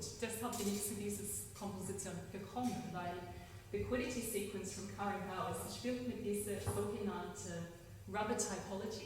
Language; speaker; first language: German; non-native, learner; English